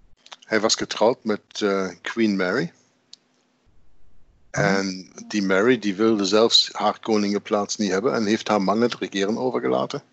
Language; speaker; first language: German; non-native, learner; Dutch